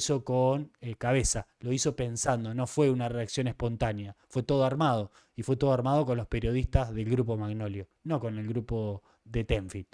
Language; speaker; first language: Spanish; native; Spanish